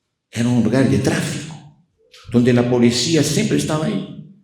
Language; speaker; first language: Spanish; non-native, fluent; Portuguese